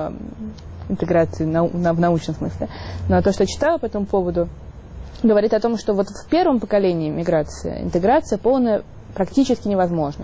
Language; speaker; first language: Russian; native; Russian